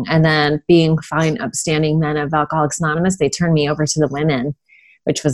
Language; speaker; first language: English; native; English